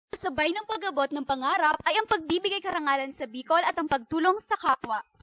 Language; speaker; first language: Filipino; non-native, local second language; Bikol